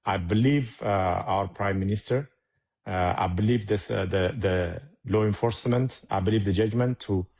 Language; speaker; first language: English; non-native, learner; Amharic